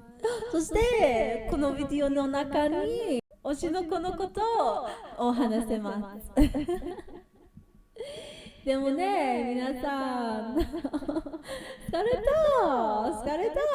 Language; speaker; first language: Japanese; non-native, learner; English